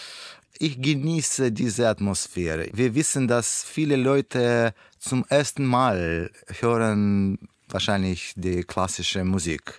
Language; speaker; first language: German; non-native, learner; Russian